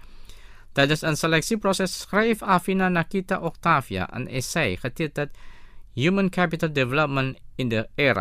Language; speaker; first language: Dutch; non-native, fluent; Indonesian